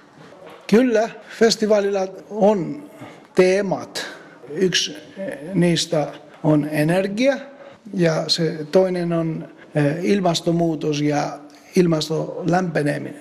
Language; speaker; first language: Finnish; non-native, fluent; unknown